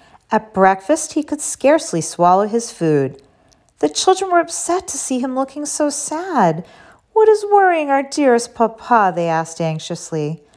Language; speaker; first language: English; native; English